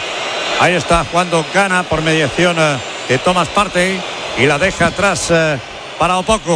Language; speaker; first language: Spanish; native; Spanish